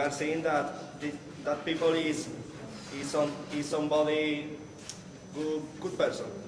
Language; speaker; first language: English; non-native, learner; Spanish